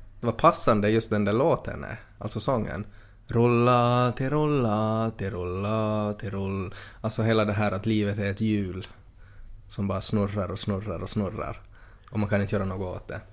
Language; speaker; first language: Swedish; native; Swedish